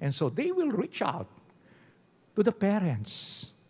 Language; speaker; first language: English; non-native, local second language; Filipino